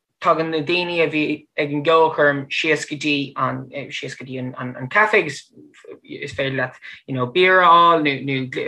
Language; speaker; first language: Irish; non-native, fluent; English